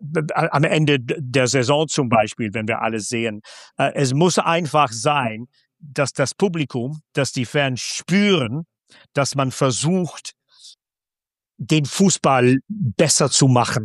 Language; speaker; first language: German; non-native, fluent; English